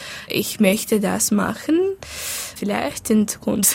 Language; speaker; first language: German; non-native, learner; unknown